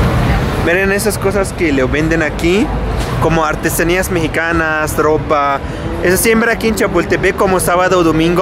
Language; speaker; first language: Spanish; non-native, learner; Arabic